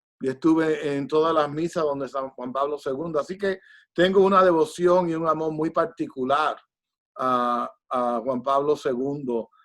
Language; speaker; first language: Spanish; early bilingual, heritage; Spanish